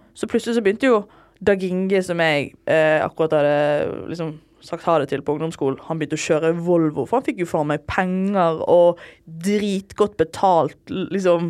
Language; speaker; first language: Norwegian; native; Norwegian